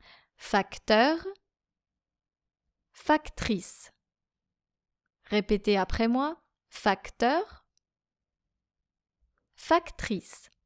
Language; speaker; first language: French; native; French